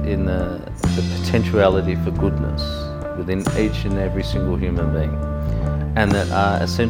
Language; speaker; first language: English; native; English